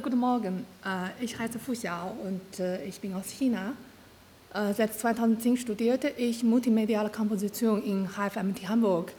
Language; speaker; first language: German; non-native, learner; Chinese